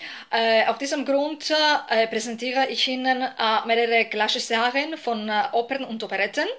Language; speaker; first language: German; non-native, learner; Greek